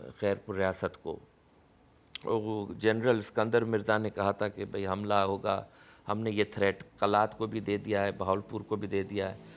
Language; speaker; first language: Urdu; non-native, local second language; Sindhi